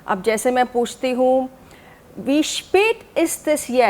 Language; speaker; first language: German; non-native, fluent; Hindi